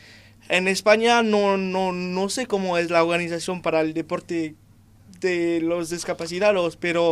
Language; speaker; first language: Spanish; non-native, fluent; French